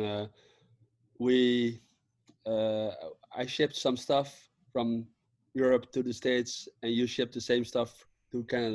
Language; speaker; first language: English; non-native, fluent; Dutch